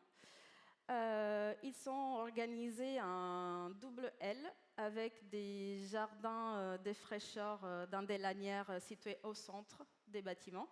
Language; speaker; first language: French; native; French